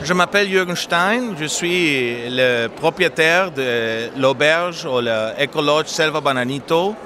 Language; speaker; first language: French; non-native, fluent; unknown